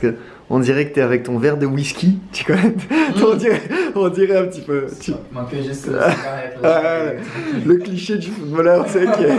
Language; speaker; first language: French; native; French